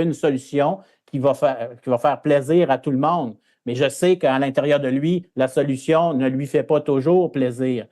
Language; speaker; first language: French; native; French